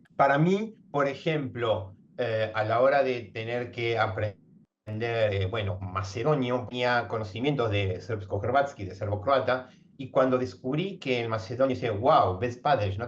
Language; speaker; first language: Spanish; native; Spanish